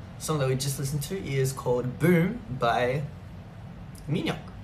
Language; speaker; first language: English; early bilingual, other home language; Korean